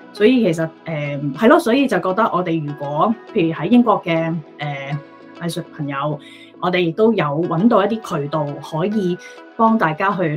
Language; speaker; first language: Cantonese; native; Cantonese